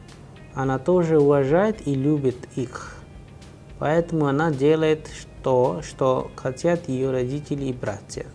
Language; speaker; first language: Russian; non-native, fluent; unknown